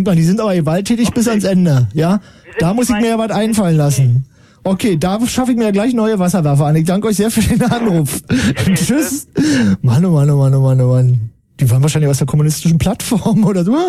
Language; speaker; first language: German; native; German